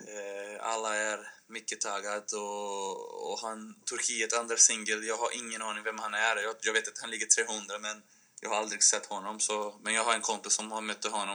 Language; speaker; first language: Swedish; non-native, fluent; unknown